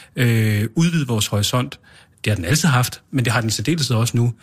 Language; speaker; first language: Danish; native; Danish